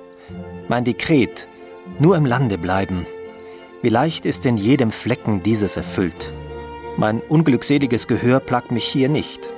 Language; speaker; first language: German; native; German